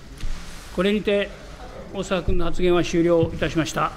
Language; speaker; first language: Japanese; native; Japanese